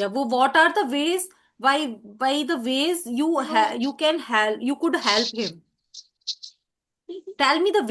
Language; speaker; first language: English; non-native, learner; Hindi